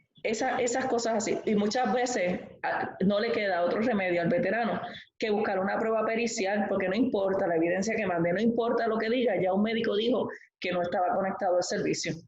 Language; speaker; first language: Spanish; native; Spanish